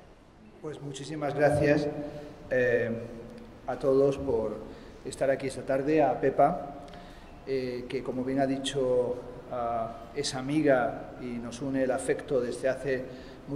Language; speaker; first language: Spanish; native; Spanish